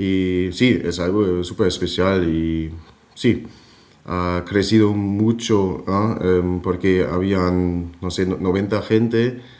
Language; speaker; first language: Spanish; non-native, fluent; German